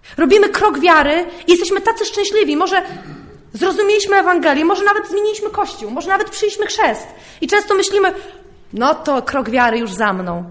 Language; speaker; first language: Polish; early bilingual, heritage; Polish